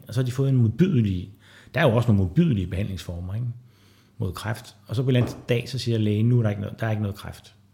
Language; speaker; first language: Danish; native; Danish